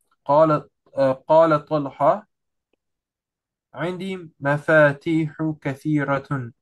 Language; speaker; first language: Arabic; non-native, learner; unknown